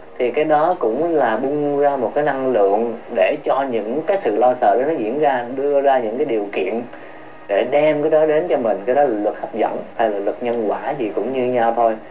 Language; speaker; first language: Vietnamese; early bilingual, heritage; Vietnamese